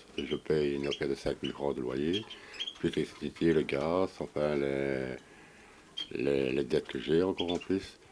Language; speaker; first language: French; native; French